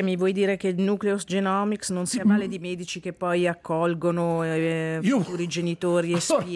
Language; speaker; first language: Italian; native; Italian